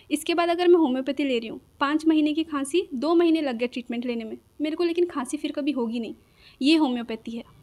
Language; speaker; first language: Hindi; non-native, local second language; Urdu